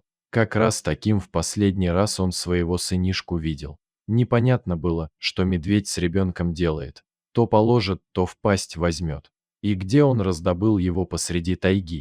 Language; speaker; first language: Russian; native; Russian